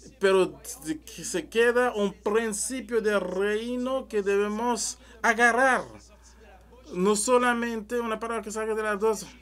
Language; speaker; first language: Spanish; non-native, learner; French